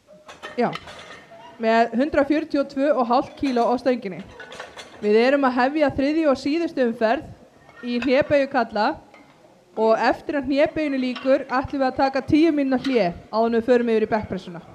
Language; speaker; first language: Icelandic; native; Icelandic